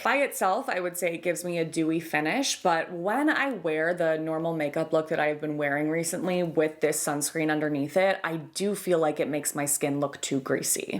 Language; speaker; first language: English; native; English